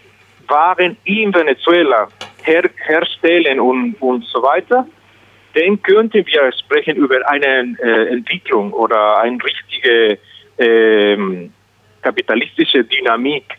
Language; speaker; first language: German; non-native, learner; Spanish